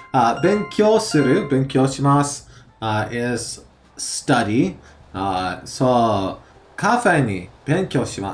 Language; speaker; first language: Japanese; non-native, learner; English